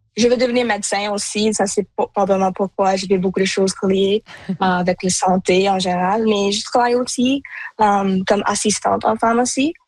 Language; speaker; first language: French; non-native, local second language; Punjabi